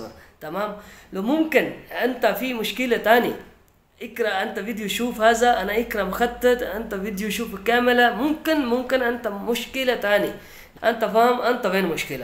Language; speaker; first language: Arabic; non-native, learner; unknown